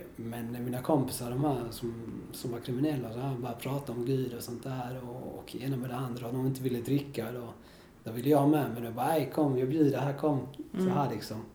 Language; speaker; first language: Swedish; early bilingual, other home language; Spanish